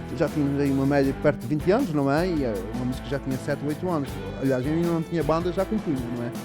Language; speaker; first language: Portuguese; early bilingual, other home language; Kabuverdianu